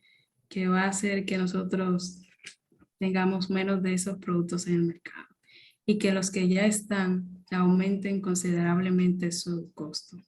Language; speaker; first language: Spanish; native; Spanish